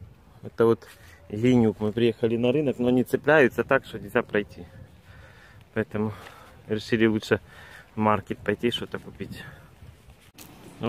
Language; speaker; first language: Russian; native; Russian